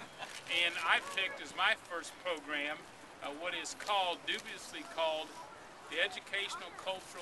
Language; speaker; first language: English; native; English